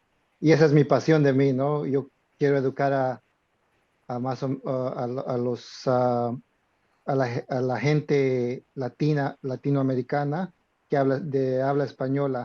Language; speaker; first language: Spanish; non-native, fluent; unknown